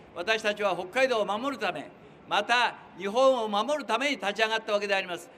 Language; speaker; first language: Japanese; native; Japanese